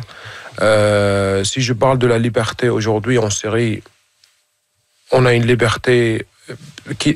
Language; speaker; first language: French; non-native, fluent; Arabic